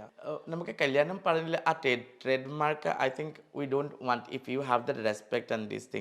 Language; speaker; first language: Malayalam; non-native, fluent; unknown